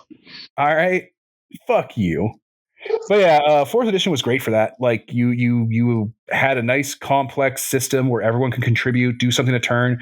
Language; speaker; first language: English; native; English